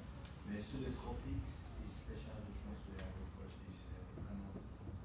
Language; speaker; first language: French; non-native, learner; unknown